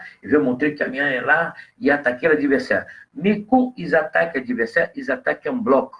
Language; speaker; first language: French; non-native, fluent; Portuguese